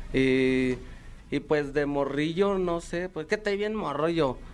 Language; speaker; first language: Spanish; native; Spanish